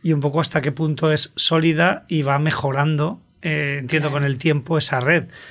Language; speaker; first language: Spanish; native; Spanish